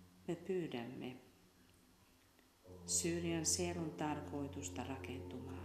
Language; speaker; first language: Finnish; native; Finnish